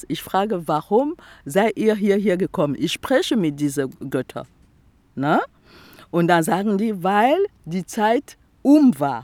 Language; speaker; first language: German; non-native, fluent; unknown